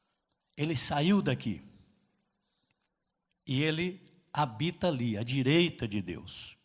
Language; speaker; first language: Portuguese; native; Portuguese